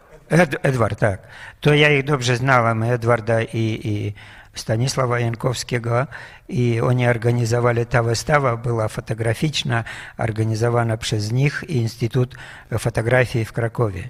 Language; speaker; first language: Polish; non-native, fluent; Russian